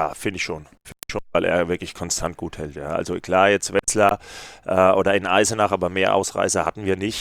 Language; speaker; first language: German; native; German